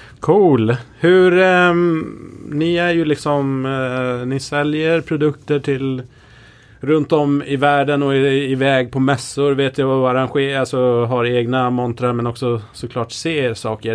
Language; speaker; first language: Swedish; native; Swedish